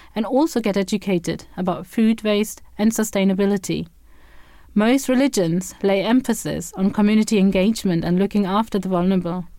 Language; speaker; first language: English; non-native, fluent; German